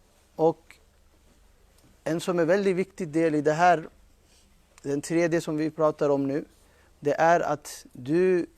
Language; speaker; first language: Swedish; non-native, fluent; Urdu